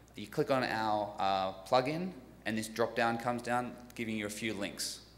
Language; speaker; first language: English; native; English